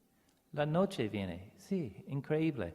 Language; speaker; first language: Spanish; non-native, learner; English